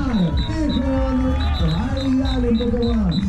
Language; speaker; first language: Spanish; native; Spanish